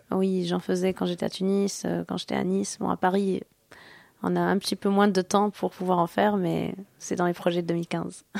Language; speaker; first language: French; non-native, local second language; Arabic